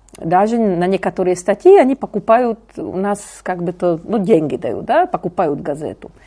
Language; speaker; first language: Russian; non-native, fluent; Czech